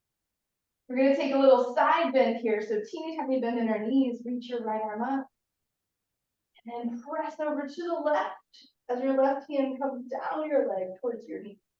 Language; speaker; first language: English; native; English